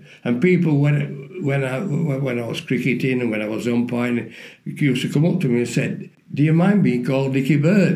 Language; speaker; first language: English; native; English